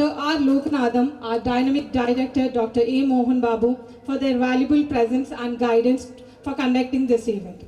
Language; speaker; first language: English; non-native, local second language; Telugu